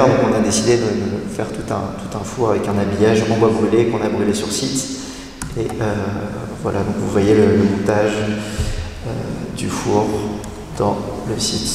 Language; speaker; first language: French; native; French